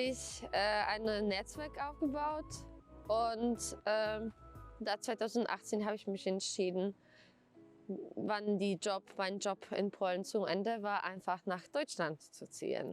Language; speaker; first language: German; non-native, fluent; Polish